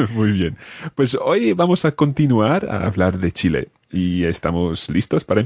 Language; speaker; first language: Spanish; non-native, fluent; English